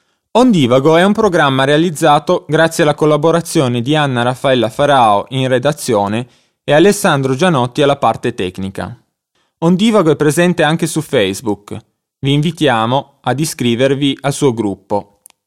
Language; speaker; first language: Italian; native; Italian